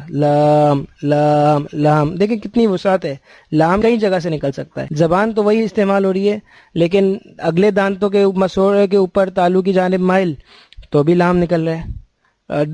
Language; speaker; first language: Urdu; native; Urdu